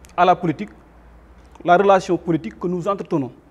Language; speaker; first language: French; non-native, local second language; Wolof